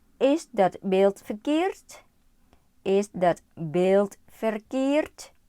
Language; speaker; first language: Dutch; non-native, learner; Thai